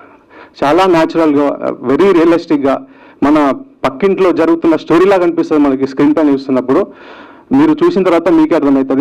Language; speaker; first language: Telugu; native; Telugu